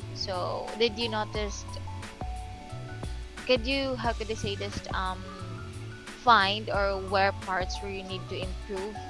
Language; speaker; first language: English; non-native, local second language; Filipino